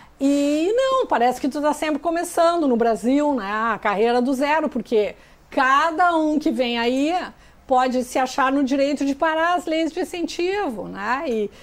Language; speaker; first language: Portuguese; native; Portuguese